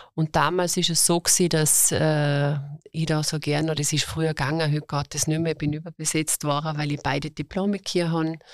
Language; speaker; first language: German; native; German